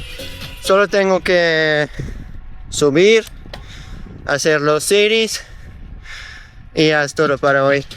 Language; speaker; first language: Spanish; non-native, learner; Dutch